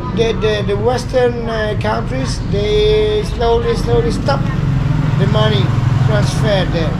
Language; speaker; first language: English; non-native, learner; Italian